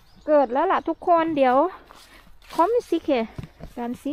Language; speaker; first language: German; non-native, learner; Thai